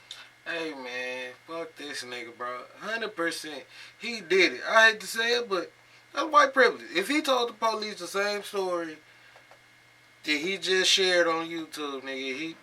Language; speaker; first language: English; native; English